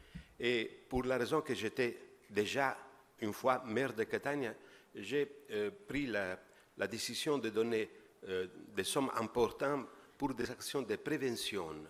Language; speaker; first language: French; non-native, fluent; Italian